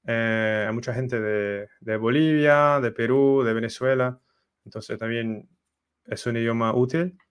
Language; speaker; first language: Spanish; non-native, fluent; Portuguese